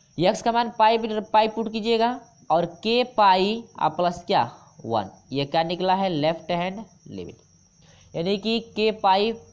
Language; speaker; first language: Hindi; native; Hindi